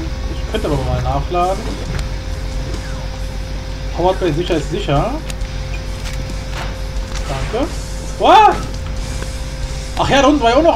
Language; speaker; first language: German; native; German